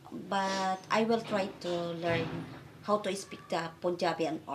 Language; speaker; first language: English; non-native, learner; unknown